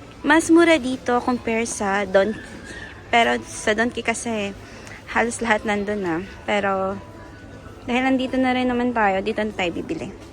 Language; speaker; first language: Filipino; native; Filipino